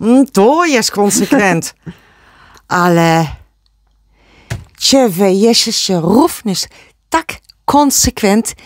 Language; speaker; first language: Polish; non-native, learner; Dutch